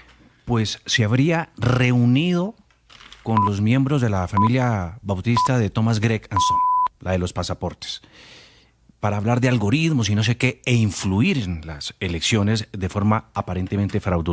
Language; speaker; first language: Spanish; native; Spanish